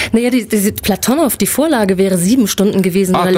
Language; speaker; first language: German; native; German